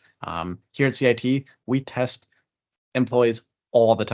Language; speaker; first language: English; native; English